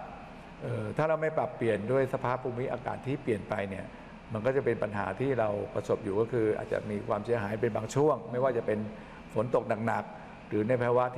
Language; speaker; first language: Thai; native; Thai